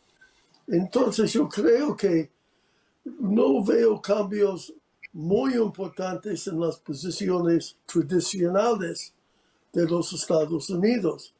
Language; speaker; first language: Spanish; non-native, fluent; English